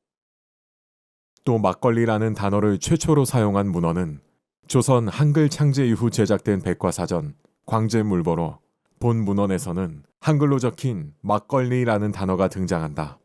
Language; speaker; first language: Korean; native; Korean